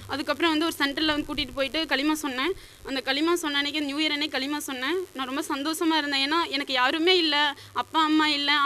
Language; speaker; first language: Tamil; native; Tamil